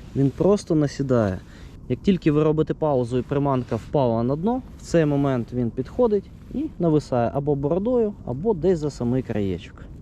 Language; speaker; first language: Ukrainian; non-native, local second language; Russian